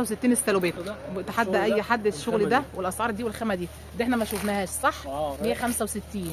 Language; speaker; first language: Arabic; native; Arabic